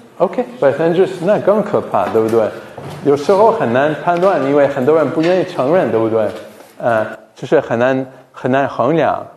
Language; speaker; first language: Chinese; non-native, fluent; English